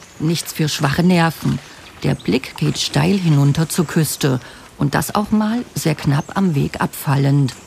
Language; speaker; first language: German; native; German